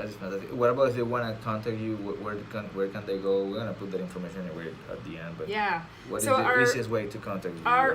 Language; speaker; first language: English; non-native, fluent; Spanish